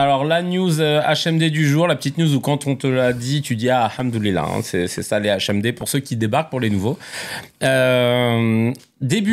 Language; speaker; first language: French; native; French